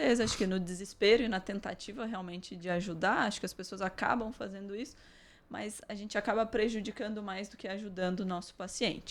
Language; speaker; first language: Portuguese; native; Portuguese